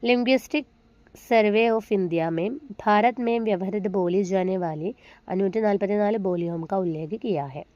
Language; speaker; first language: Hindi; non-native, local second language; Malayalam